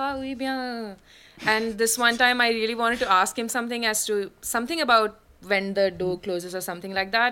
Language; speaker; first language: English; non-native, local second language; Malayalam